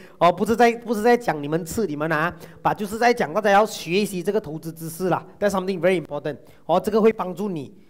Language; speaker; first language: Chinese; non-native, local second language; Tamil